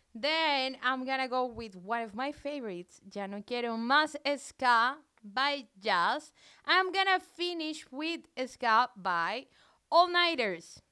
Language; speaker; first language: English; non-native, fluent; Spanish